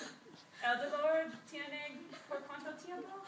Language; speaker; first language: Spanish; non-native, learner; English